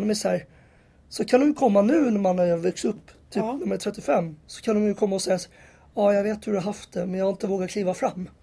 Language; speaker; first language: Swedish; native; Swedish